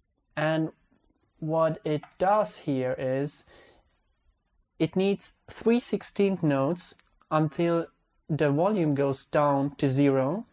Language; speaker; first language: English; non-native, fluent; Hungarian